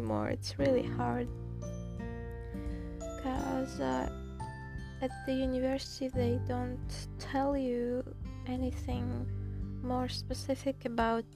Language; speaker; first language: English; non-native, fluent; Russian